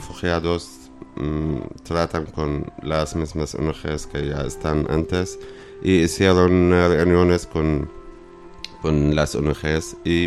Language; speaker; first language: Spanish; non-native, learner; Arabic